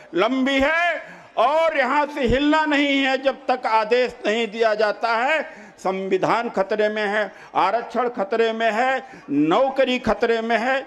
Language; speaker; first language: Hindi; native; Hindi